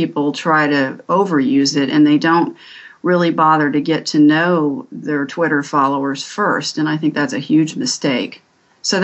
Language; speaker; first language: English; native; English